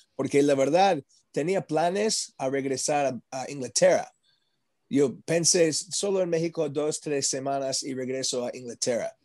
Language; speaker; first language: Spanish; non-native, learner; English